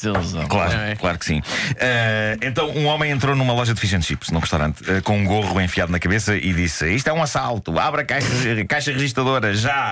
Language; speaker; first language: Portuguese; native; Portuguese